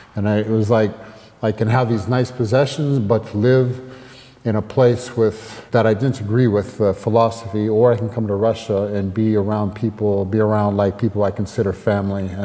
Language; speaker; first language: English; native; English